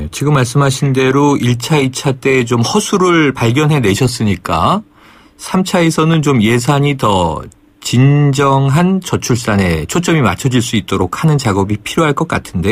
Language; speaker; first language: Korean; native; Korean